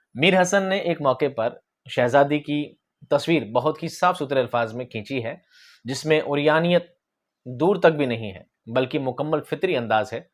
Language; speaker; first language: Urdu; native; Urdu